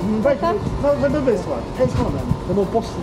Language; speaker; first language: Polish; non-native, learner; Czech